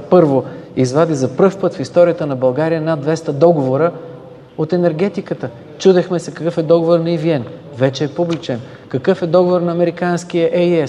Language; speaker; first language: Bulgarian; native; Bulgarian